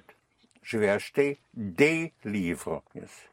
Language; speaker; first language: French; non-native, fluent; English